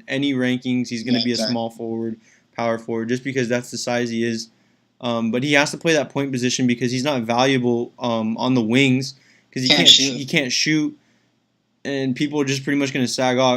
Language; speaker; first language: English; native; English